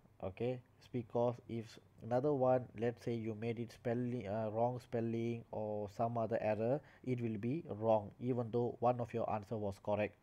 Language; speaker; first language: English; non-native, local second language; Tamil